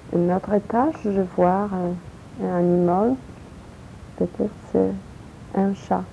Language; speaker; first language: French; non-native, learner; Polish